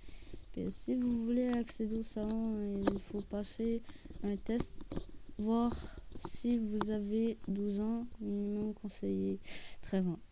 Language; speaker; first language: French; native; French